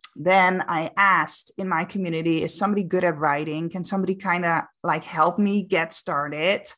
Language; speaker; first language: English; non-native, fluent; Dutch